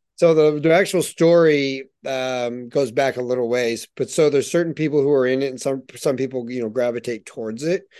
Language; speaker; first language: English; native; English